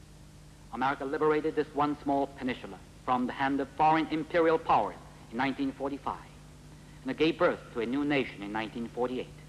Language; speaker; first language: English; non-native, local second language; Korean